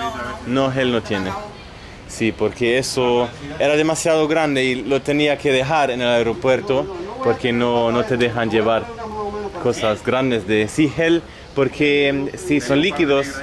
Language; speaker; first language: Spanish; non-native, fluent; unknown